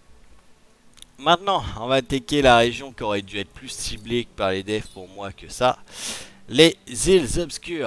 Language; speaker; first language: French; native; French